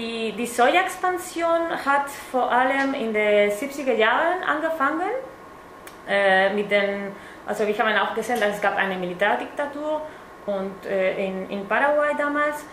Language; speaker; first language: German; non-native, fluent; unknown